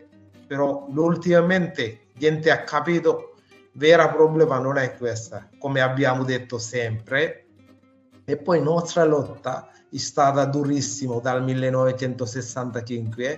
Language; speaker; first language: Italian; non-native, fluent; Sinhala